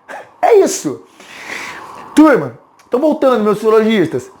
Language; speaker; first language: Portuguese; native; Portuguese